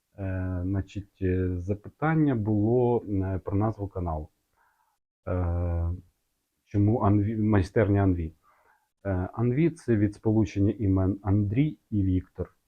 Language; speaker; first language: Ukrainian; non-native, local second language; Russian